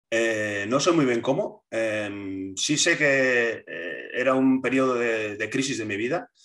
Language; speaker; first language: Spanish; native; Spanish